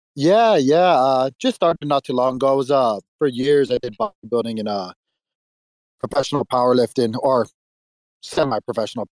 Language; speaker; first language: English; native; English